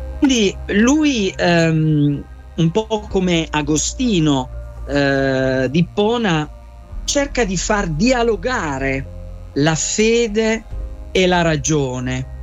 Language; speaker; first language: Italian; native; Italian